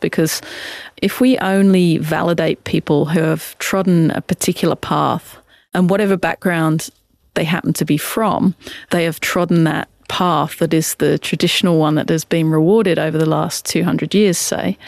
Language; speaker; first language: English; native; English